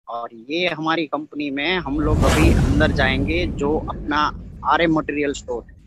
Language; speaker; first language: Hindi; non-native, local second language; Gujarati